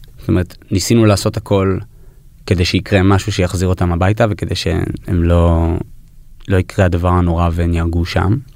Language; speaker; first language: Hebrew; early bilingual, heritage; Hebrew